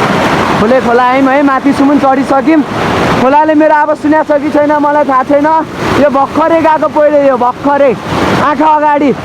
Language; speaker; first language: Nepali; native; Nepali